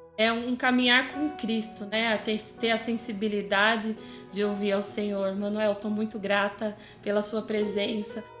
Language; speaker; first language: Portuguese; native; Portuguese